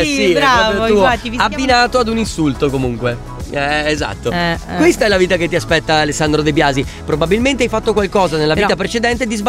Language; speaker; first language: Italian; native; Italian